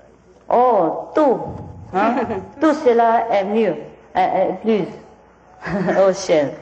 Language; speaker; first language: French; non-native, learner; Vietnamese